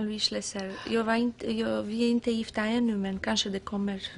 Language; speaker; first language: Swedish; non-native, fluent; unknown